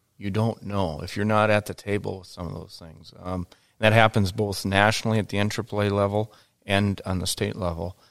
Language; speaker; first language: English; native; English